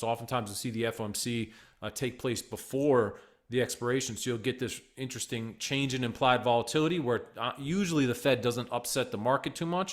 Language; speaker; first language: English; native; English